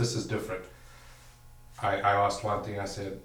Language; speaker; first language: English; native; English